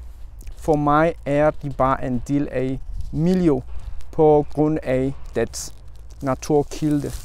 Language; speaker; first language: Danish; non-native, learner; Polish